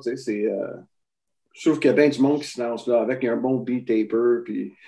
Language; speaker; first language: French; native; French